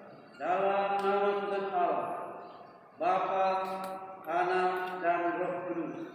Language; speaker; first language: Indonesian; native; Indonesian